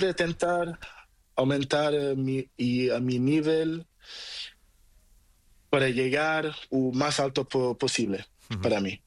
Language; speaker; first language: Spanish; non-native, learner; Portuguese